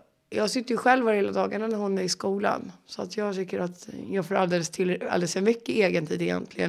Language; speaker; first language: Swedish; native; Swedish